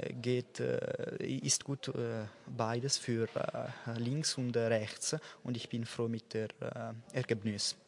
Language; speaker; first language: German; non-native, local second language; Italian